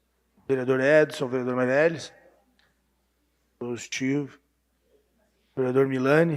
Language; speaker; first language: Portuguese; native; Portuguese